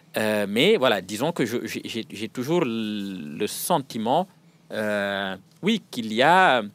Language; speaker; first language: French; non-native, local second language; Wolof